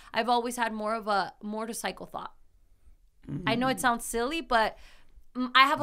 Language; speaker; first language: English; early bilingual, other home language; Spanish